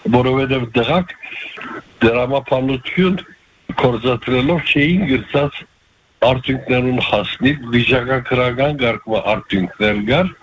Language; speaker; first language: Armenian; early bilingual, heritage; Armenian